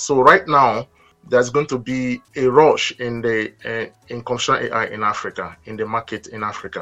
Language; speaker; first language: English; non-native, local second language; Igbo